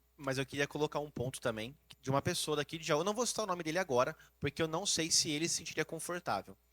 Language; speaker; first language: Portuguese; native; Portuguese